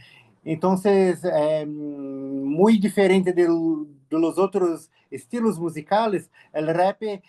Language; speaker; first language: Spanish; non-native, learner; Portuguese